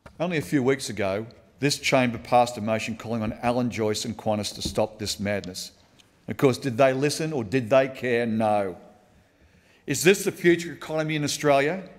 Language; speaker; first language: English; native; English